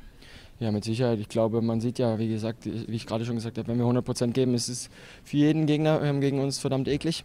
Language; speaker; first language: German; native; German